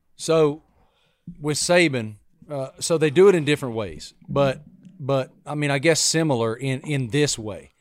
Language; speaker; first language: English; native; English